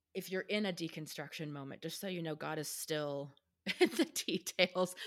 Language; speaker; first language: English; native; English